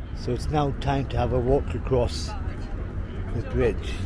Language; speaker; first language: English; native; English